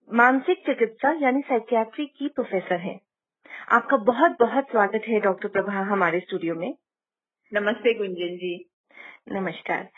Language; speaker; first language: Hindi; native; Hindi